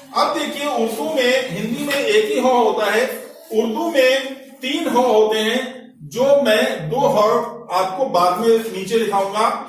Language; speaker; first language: Hindi; native; Hindi